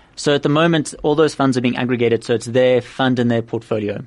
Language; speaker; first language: English; native; English